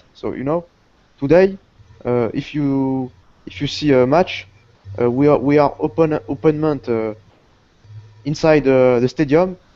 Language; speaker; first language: English; non-native, learner; Portuguese